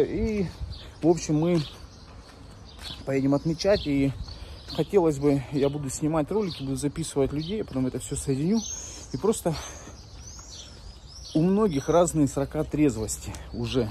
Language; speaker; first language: Russian; native; Russian